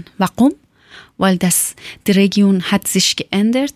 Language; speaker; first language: German; non-native, learner; Persian